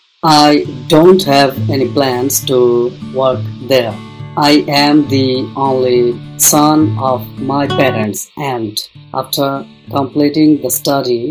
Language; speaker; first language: English; non-native, fluent; Bangla